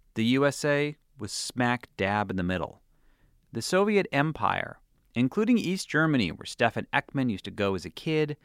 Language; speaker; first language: English; native; English